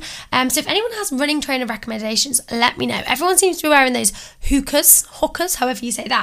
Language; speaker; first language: English; native; English